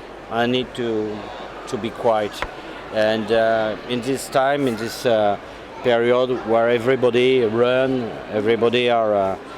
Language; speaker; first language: English; non-native, fluent; French